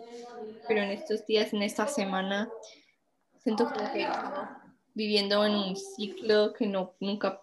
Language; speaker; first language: Spanish; non-native, fluent; English